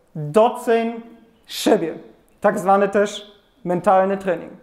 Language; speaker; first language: Polish; non-native, fluent; German